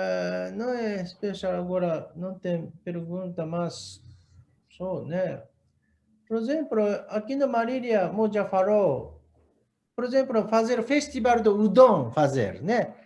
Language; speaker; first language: Portuguese; non-native, learner; Japanese